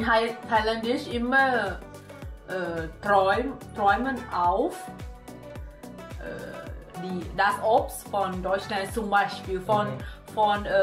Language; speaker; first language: German; non-native, learner; Thai